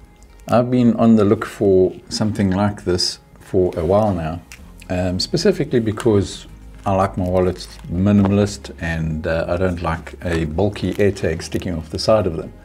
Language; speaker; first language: English; native; English